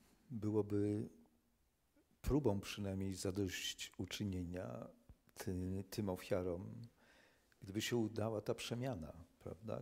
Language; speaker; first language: Polish; native; Polish